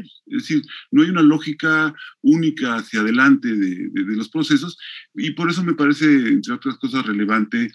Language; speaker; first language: Spanish; native; Spanish